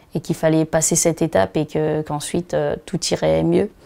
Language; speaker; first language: French; native; French